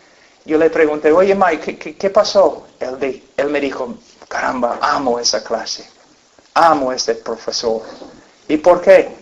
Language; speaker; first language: Spanish; non-native, fluent; English